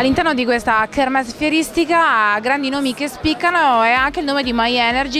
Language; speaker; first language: Italian; native; Italian